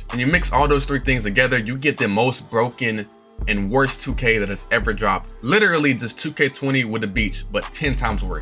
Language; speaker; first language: English; native; English